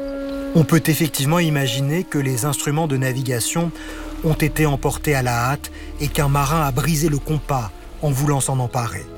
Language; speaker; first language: French; native; French